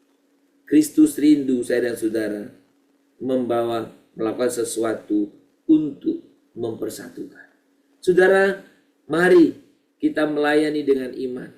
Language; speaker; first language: Indonesian; native; Indonesian